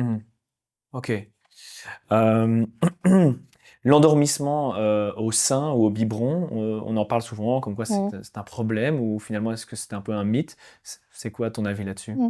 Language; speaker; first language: French; native; French